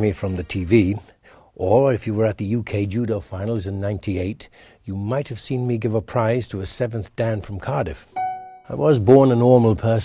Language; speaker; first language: English; native; English